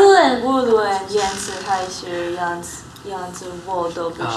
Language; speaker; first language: Chinese; non-native, learner; English